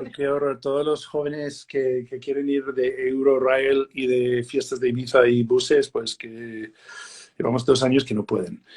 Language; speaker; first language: Spanish; non-native, fluent; English